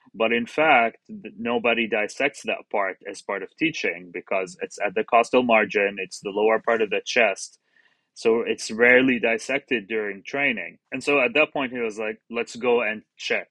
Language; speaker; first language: English; non-native, fluent; Arabic